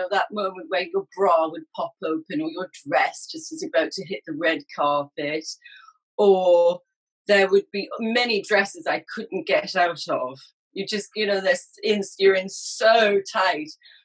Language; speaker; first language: English; native; English